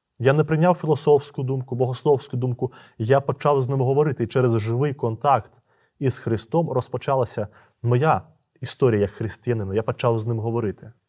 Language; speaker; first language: Ukrainian; native; Ukrainian